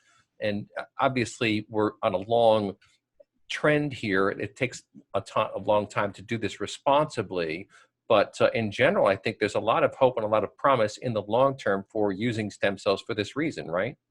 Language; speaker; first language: English; native; English